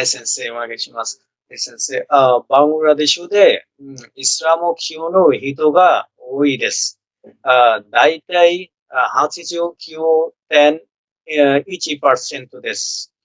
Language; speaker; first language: Japanese; non-native, learner; Bangla